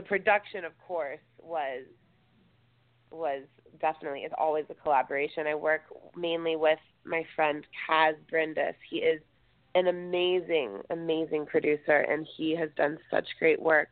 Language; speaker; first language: English; native; English